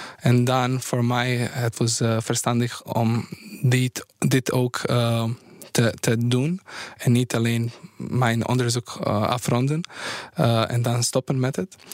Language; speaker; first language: Dutch; non-native, fluent; Bosnian